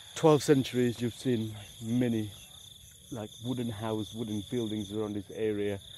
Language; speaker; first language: English; non-native, fluent; Khmer